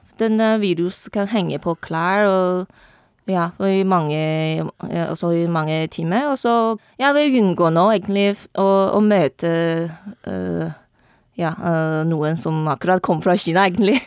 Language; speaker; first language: Norwegian; non-native, learner; Chinese